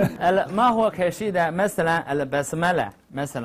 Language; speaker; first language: Arabic; non-native, learner; Chinese